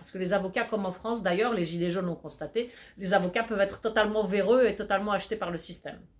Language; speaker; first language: French; early bilingual, other home language; Polish